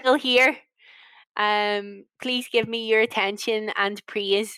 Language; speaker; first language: English; native; English